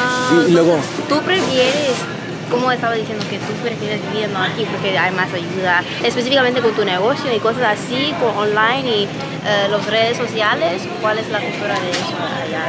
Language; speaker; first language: Spanish; non-native, learner; English